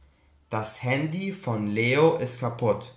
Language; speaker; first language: German; non-native, fluent; Albanian